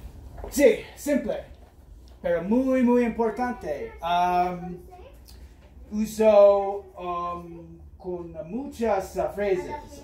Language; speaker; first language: Spanish; non-native, learner; English